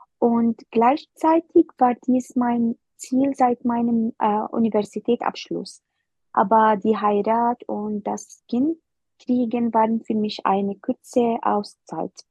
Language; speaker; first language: German; non-native, fluent; Arabic